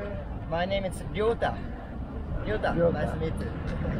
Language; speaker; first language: English; non-native, learner; Japanese